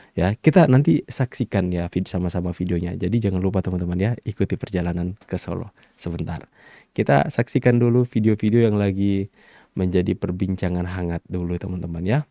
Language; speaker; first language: Indonesian; native; Indonesian